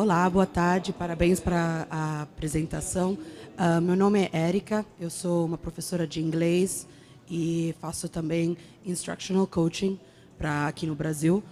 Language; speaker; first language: Portuguese; non-native, fluent; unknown